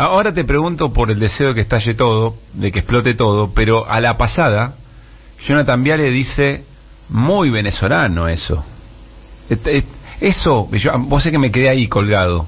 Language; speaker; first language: Spanish; native; Spanish